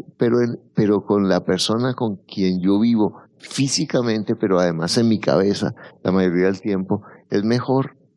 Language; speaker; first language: Spanish; native; Spanish